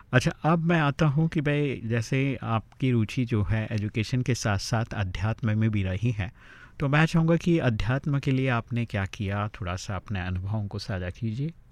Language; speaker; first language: Hindi; native; Hindi